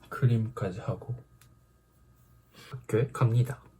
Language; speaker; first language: Korean; non-native, learner; Japanese